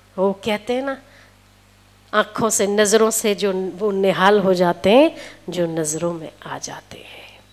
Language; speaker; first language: Hindi; non-native, local second language; Gujarati